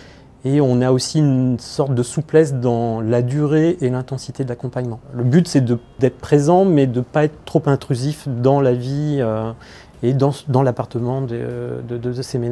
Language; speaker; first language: French; native; French